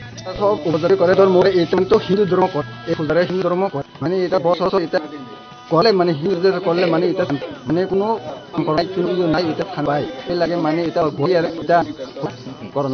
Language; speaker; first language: Bangla; non-native, local second language; Kok Borok